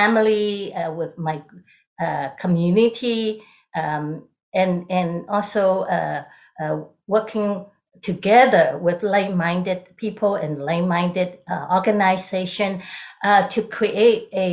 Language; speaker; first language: English; non-native, local second language; Cantonese